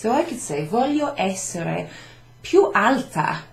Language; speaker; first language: Italian; non-native, fluent; English